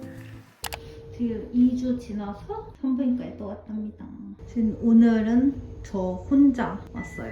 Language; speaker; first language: Korean; native; Korean